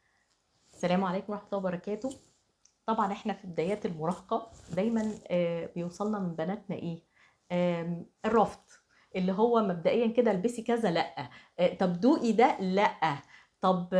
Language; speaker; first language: Arabic; native; Arabic